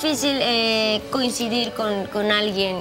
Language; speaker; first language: Portuguese; non-native, learner; Spanish